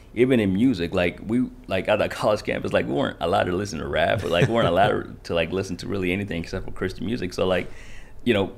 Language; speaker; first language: English; early bilingual, other home language; Kinyarwanda